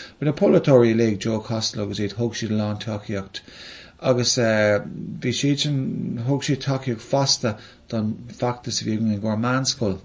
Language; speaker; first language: Irish; non-native, local second language; English